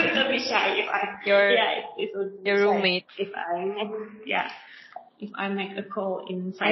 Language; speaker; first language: English; non-native, learner; Indonesian